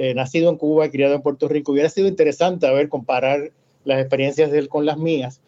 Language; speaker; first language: Spanish; native; Spanish